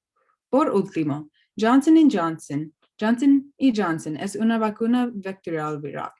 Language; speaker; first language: Spanish; non-native, learner; English